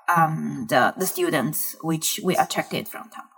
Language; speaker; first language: English; non-native, fluent; Chinese